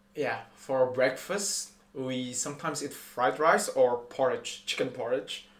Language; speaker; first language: English; non-native, fluent; Indonesian